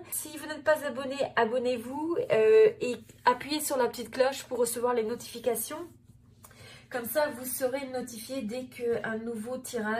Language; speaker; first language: French; native; French